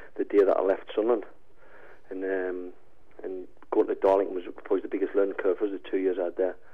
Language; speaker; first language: English; native; English